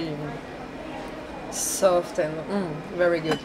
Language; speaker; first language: English; non-native, learner; French